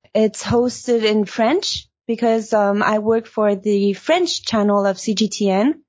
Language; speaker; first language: English; early bilingual, heritage; Chinese